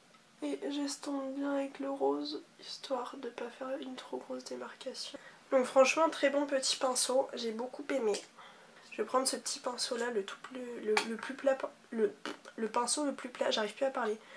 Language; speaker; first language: French; native; French